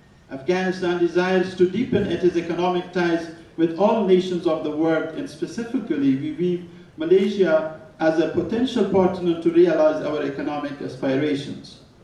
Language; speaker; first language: English; non-native, fluent; Persian